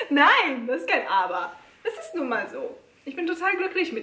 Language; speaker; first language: German; native; German